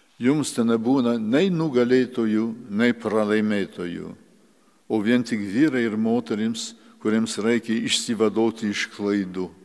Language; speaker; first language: Lithuanian; early bilingual, heritage; Lithuanian